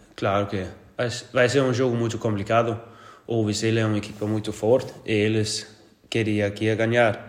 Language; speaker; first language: Portuguese; non-native, learner; Danish